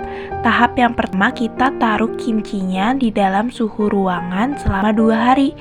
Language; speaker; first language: Indonesian; native; Indonesian